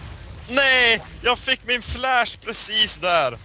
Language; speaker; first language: Swedish; native; Swedish